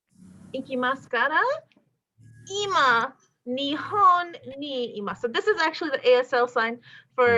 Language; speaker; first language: Japanese; non-native, fluent; English